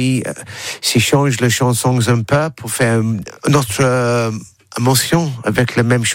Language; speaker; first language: French; non-native, learner; English